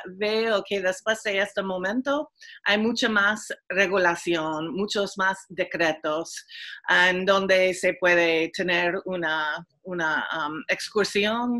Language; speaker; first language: Spanish; non-native, fluent; English